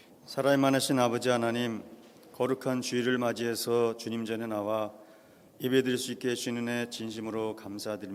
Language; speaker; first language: Korean; native; Korean